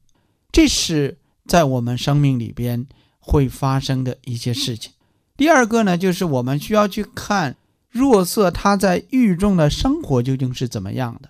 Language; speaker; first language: Chinese; native; Chinese